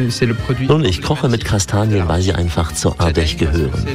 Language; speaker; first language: German; native; German